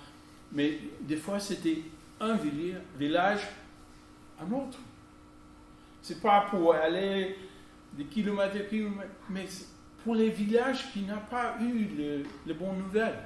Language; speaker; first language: French; non-native, fluent; English